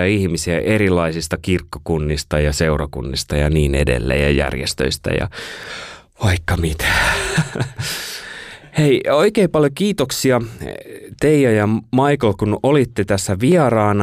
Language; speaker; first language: Finnish; native; Finnish